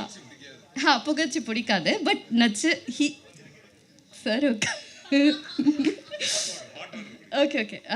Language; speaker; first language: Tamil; non-native, learner; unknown